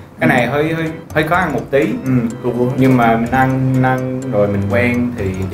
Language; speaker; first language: Vietnamese; non-native, fluent; English